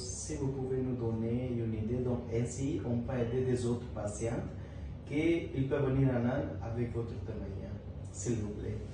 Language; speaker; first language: French; non-native, learner; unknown